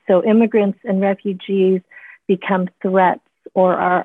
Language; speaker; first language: English; native; English